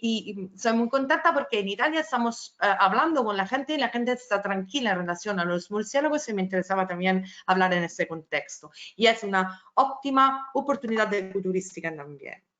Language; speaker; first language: Spanish; non-native, fluent; Italian